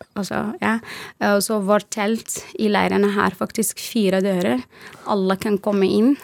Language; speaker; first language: Norwegian; non-native, fluent; Arabic